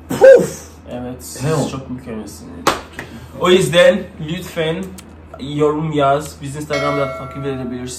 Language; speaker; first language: Turkish; non-native, learner; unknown